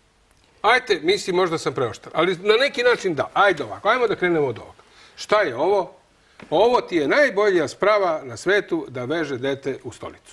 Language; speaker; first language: Croatian; native; Croatian